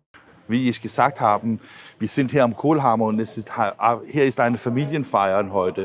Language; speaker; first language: German; non-native, learner; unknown